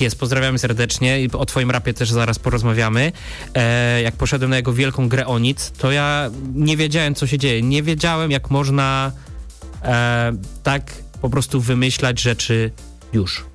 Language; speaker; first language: Polish; native; Polish